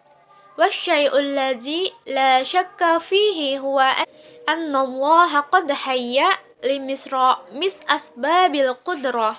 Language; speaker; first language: Arabic; non-native, learner; Indonesian